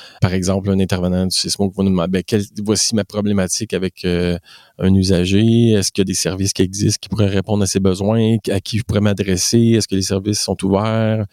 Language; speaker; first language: French; native; French